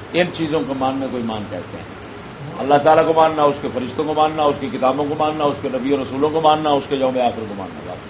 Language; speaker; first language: Urdu; non-native, local second language; Punjabi